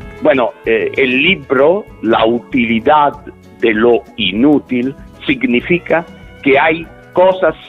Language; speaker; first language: Spanish; non-native, fluent; Italian